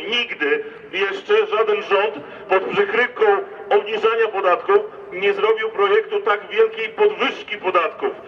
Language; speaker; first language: Polish; native; Polish